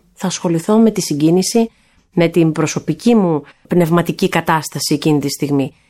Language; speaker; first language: Greek; early bilingual, heritage; Greek